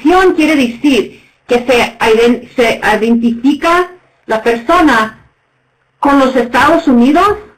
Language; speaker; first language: Spanish; non-native, fluent; English